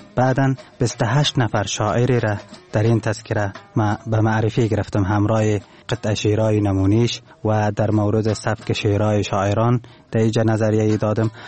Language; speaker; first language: Persian; non-native, local second language; Turkmen